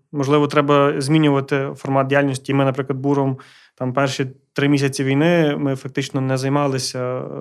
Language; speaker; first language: Ukrainian; early bilingual, heritage; Ukrainian